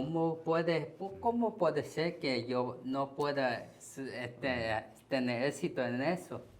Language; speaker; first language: Spanish; non-native, learner; Korean